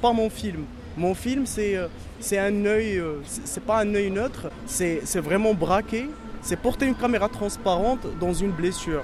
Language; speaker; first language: French; non-native, local second language; Arabic